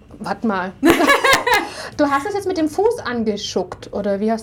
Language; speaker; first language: German; native; German